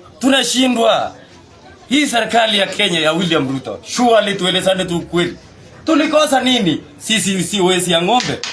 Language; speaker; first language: Swahili; non-native, local second language; Kalenjin